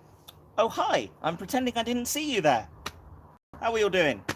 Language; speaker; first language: English; native; English